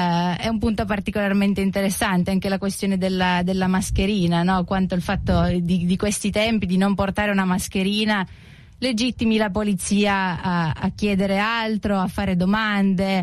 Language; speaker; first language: Italian; native; Italian